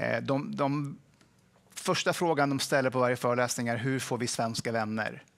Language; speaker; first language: Swedish; early bilingual, other home language; Persian